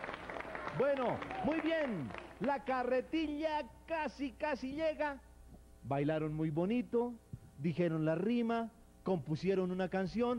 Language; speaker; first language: Spanish; native; Spanish